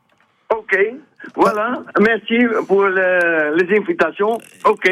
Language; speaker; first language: French; non-native, learner; Dutch